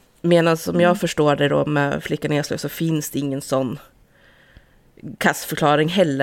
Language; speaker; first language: Swedish; native; Swedish